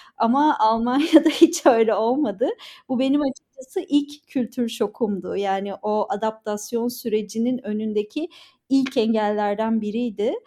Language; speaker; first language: Turkish; native; Turkish